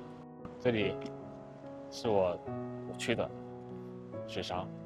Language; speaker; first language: Chinese; non-native, fluent; Korean